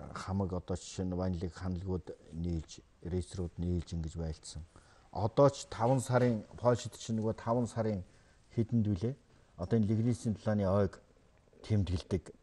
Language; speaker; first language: Mongolian; native; Mongolian